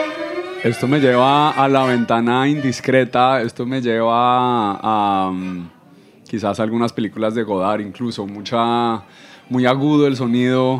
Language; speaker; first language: Spanish; native; Spanish